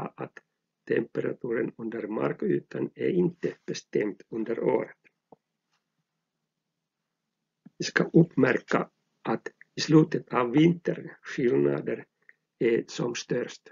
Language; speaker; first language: Swedish; non-native, local second language; Finnish